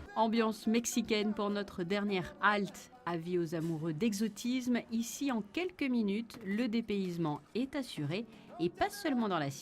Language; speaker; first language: French; native; French